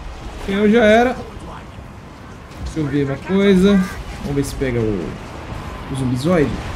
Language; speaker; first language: Portuguese; native; Portuguese